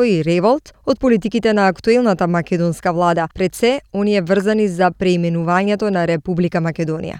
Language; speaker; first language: Macedonian; native; Macedonian